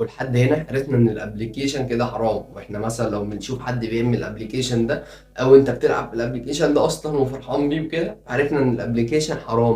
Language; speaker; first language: Arabic; native; Arabic